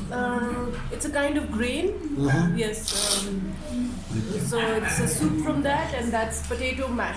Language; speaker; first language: English; non-native, local second language; Hindi